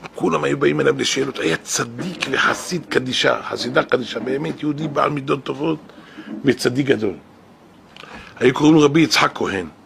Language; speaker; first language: Hebrew; native; Hebrew